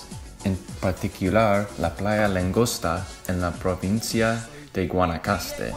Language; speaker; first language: Spanish; non-native, learner; English